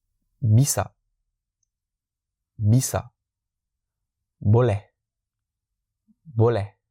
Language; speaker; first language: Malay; non-native, fluent; French